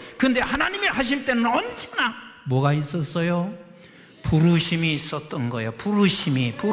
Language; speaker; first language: Korean; native; Korean